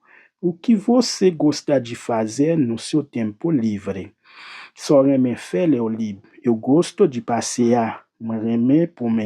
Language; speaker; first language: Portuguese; non-native, learner; Haitian Creole